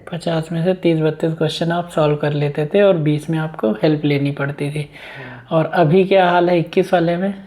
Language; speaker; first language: Hindi; native; Hindi